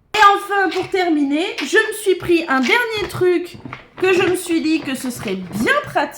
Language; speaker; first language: French; native; French